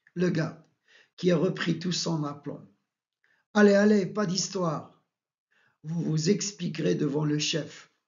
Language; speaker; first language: French; non-native, local second language; Arabic